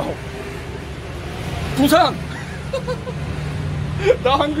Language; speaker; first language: Korean; native; Korean